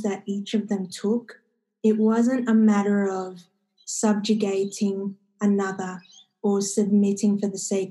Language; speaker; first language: English; native; English